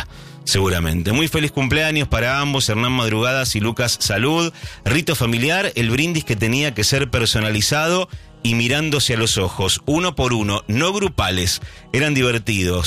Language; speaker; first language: Spanish; native; Spanish